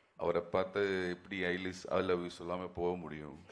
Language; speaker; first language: Tamil; non-native, learner; Malayalam